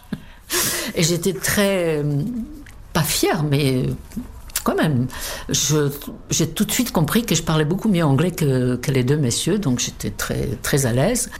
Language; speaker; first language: French; non-native, fluent; Czech